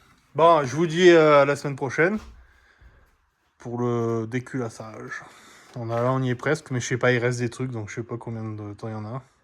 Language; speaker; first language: French; native; French